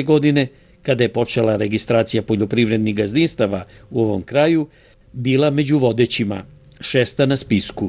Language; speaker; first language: Serbian; native; Serbian